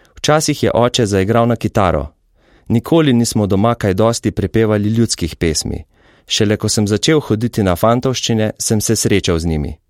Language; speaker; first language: Slovenian; native; Slovenian